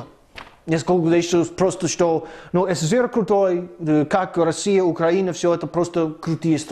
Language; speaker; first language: Russian; non-native, fluent; English